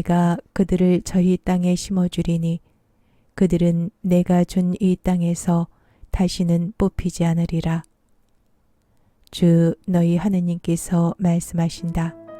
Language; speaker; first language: Korean; native; Korean